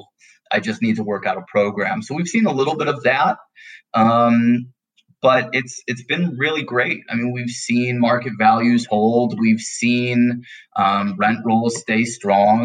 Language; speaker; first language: English; native; English